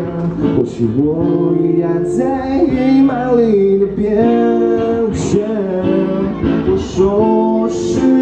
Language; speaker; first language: Chinese; native; Chinese